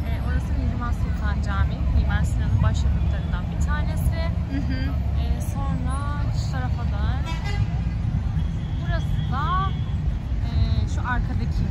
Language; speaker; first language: Turkish; native; Turkish